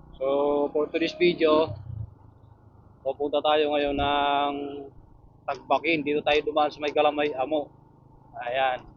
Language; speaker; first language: Filipino; native; Filipino